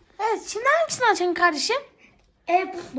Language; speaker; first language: Turkish; native; Turkish